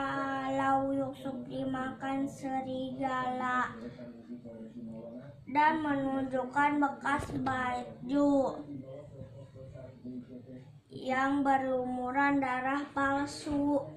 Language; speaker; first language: Indonesian; native; Indonesian